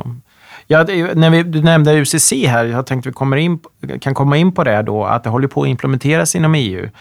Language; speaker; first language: Swedish; native; Swedish